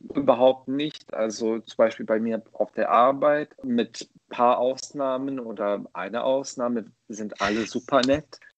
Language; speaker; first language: German; non-native, fluent; Bosnian